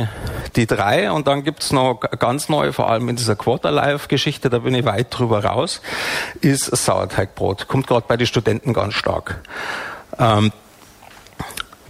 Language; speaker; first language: German; native; German